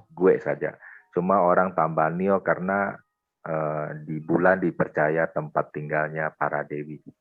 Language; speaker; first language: Indonesian; non-native, local second language; Min Nan Chinese